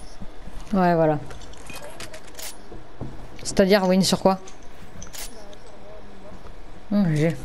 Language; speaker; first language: French; native; French